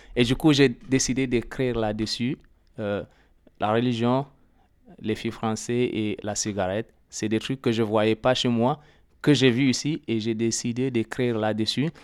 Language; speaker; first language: French; non-native, local second language; Arabic